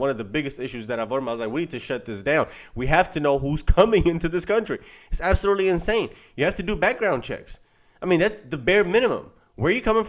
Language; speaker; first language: English; native; English